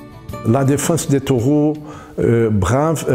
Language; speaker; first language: French; non-native, fluent; Portuguese